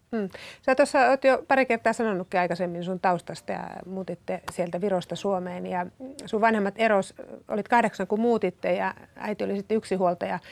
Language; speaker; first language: Finnish; native; Finnish